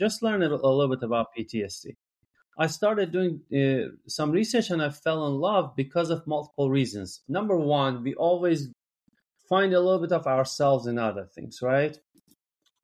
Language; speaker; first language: English; non-native, fluent; Persian